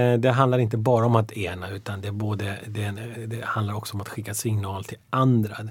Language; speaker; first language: Swedish; early bilingual, other home language; Persian